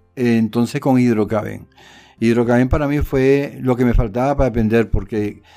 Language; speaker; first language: Spanish; native; Spanish